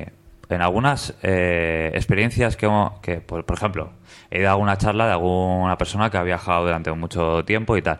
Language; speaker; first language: Spanish; native; Spanish